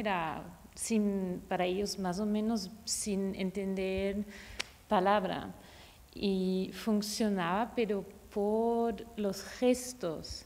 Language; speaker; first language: Spanish; non-native, fluent; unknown